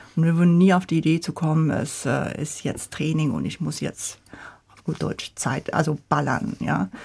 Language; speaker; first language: German; non-native, fluent; Korean